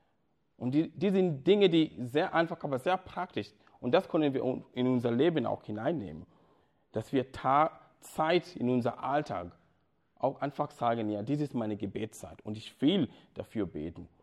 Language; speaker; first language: German; non-native, fluent; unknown